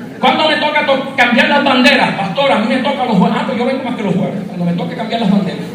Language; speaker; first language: Spanish; native; Spanish